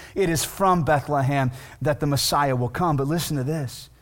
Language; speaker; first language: English; native; English